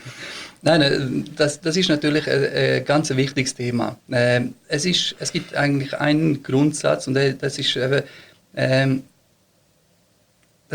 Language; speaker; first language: German; early bilingual, other home language; Bosnian